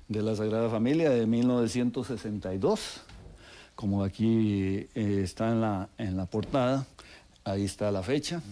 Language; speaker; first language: Spanish; native; Spanish